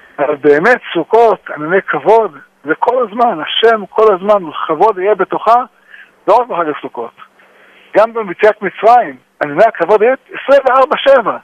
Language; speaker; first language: Hebrew; native; Hebrew